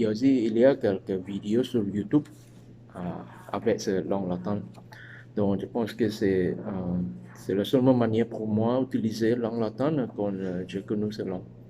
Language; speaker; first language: French; non-native, learner; Chinese